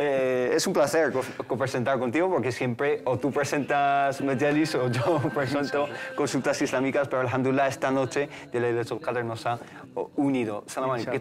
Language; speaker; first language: Spanish; native; Spanish